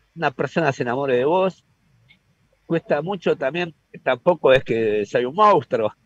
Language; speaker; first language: Spanish; native; Spanish